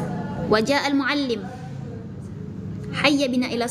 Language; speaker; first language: Arabic; non-native, fluent; Indonesian